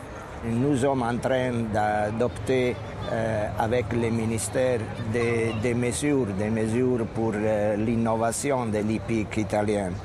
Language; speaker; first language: French; non-native, fluent; Italian